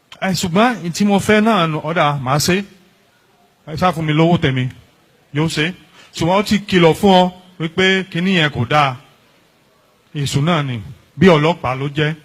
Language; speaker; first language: Yoruba; non-native, fluent; Spanish